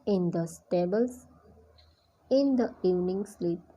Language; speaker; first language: English; non-native, local second language; Gujarati